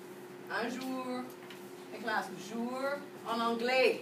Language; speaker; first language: French; non-native, fluent; English